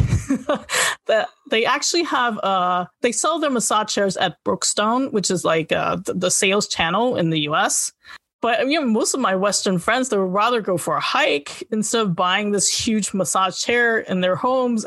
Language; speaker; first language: English; non-native, local second language; Cantonese